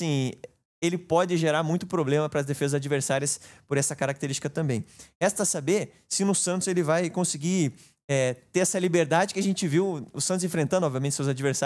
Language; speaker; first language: Portuguese; native; Portuguese